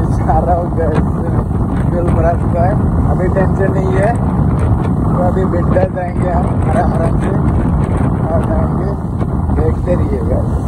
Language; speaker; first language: Hindi; non-native, local second language; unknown